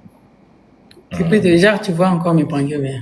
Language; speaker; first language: French; non-native, local second language; Lingala